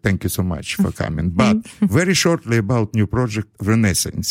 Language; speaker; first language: English; non-native, learner; Ukrainian